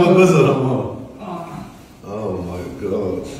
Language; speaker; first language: Persian; native; Persian